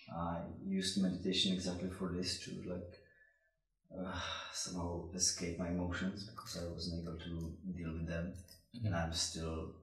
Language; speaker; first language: English; non-native, fluent; Czech